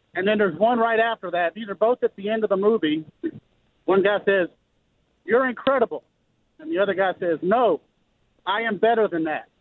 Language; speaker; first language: English; native; English